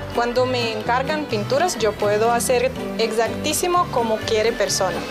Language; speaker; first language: Spanish; non-native, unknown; Russian